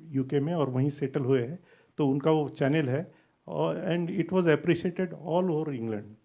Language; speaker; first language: Hindi; non-native, local second language; Marathi